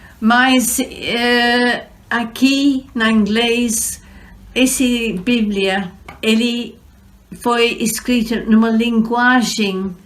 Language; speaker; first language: Portuguese; non-native, fluent; English